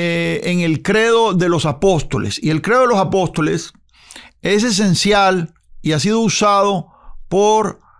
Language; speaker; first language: Spanish; native; Spanish